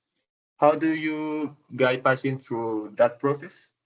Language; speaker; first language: English; non-native, learner; Spanish